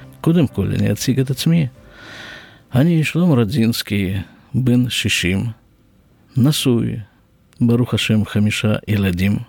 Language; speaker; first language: Hebrew; non-native, fluent; Russian